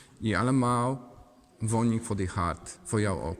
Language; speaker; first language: Dutch; non-native, learner; Polish